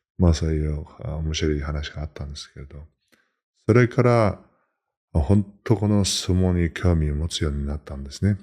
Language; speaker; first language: Japanese; non-native, fluent; Mongolian